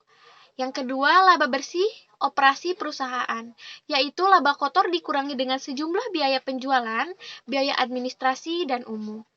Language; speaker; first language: Indonesian; native; Indonesian